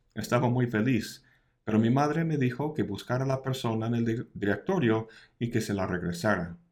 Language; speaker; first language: Spanish; non-native, fluent; English